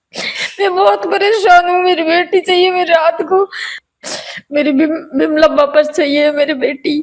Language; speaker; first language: Hindi; non-native, local second language; Marwari